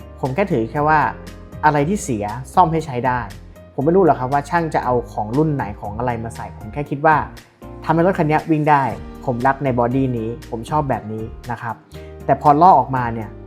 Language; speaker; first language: Thai; native; Thai